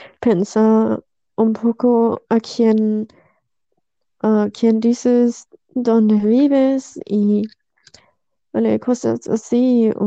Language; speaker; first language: Spanish; non-native, learner; German